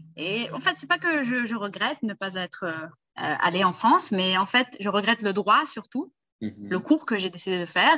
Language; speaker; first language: French; early bilingual, heritage; Portuguese